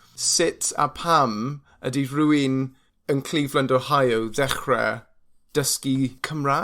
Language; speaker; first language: Welsh; non-native, fluent; English